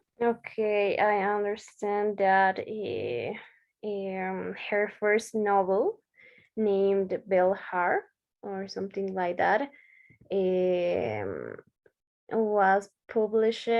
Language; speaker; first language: English; non-native, learner; Spanish